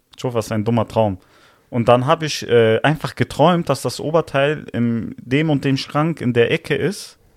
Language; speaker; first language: German; early bilingual, other home language; Italian